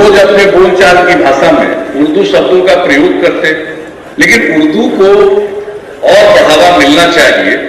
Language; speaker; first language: Hindi; native; Hindi